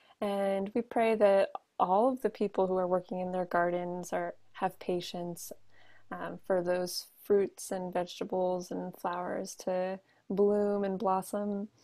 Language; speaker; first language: English; native; English